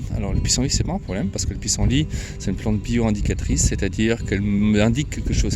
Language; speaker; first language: French; native; French